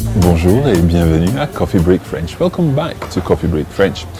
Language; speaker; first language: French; non-native, fluent; English